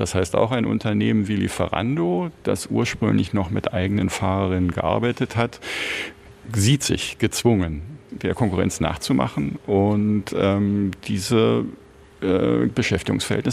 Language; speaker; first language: German; native; German